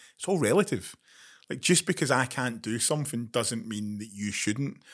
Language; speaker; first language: English; native; English